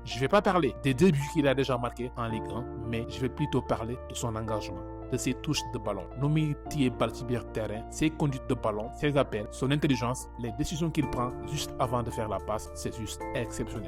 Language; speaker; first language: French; non-native, local second language; Wolof